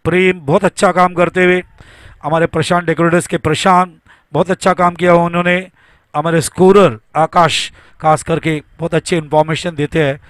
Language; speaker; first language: Hindi; non-native, local second language; Marathi